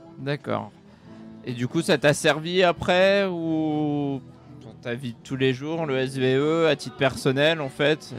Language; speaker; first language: French; native; French